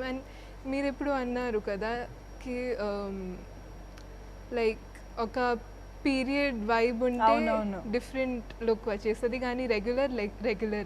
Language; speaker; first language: Telugu; non-native, fluent; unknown